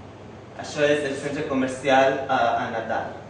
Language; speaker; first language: Catalan; non-native, fluent; English